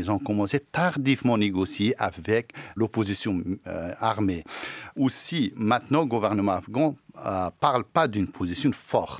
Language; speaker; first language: French; non-native, fluent; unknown